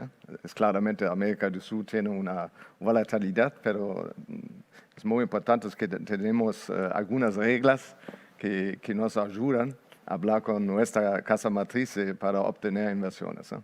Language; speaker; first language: Spanish; non-native, fluent; Portuguese